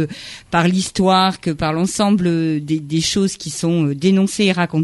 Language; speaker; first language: French; native; French